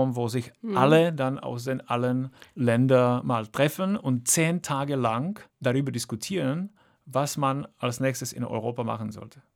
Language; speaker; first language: German; non-native, fluent; Czech